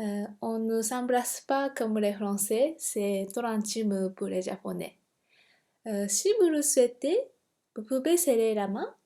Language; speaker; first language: French; non-native, fluent; Japanese